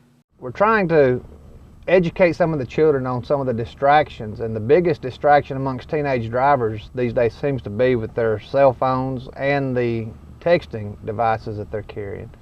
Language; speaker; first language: English; native; English